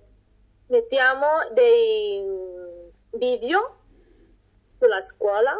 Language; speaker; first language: Italian; non-native, fluent; Catalan